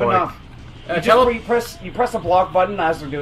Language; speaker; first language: English; native; English